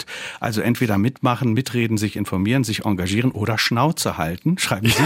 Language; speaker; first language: German; native; German